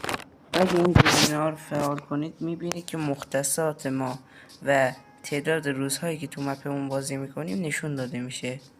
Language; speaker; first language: Persian; native; Persian